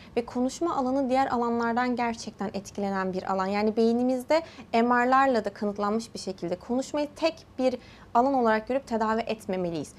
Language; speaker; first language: Turkish; early bilingual, heritage; Turkish